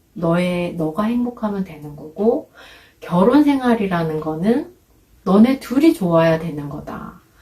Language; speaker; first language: Korean; native; Korean